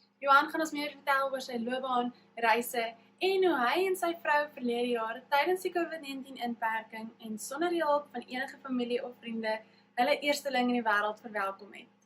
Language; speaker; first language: Afrikaans; native; Afrikaans